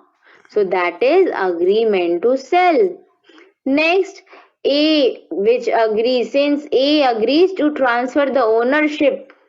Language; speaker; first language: English; non-native, local second language; Hindi